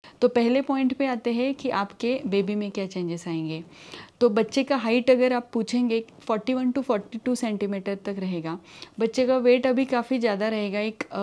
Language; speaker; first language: Hindi; non-native, local second language; Marathi